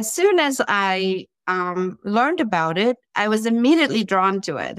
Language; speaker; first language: English; non-native, local second language; Gujarati